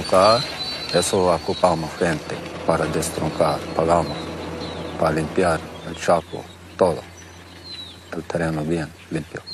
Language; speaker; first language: Spanish; non-native, local second language; Plautdietsch